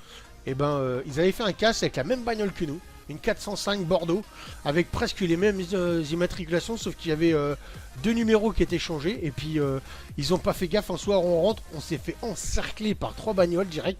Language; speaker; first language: French; native; French